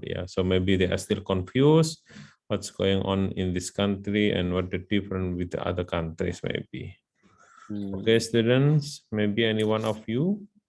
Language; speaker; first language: English; non-native, learner; Indonesian